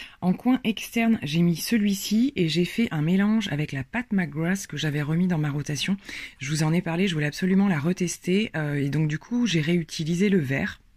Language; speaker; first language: French; native; French